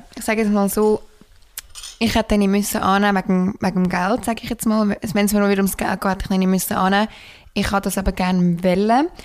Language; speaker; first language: German; native; German